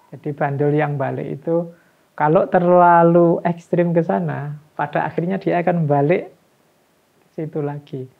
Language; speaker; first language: Indonesian; non-native, local second language; Javanese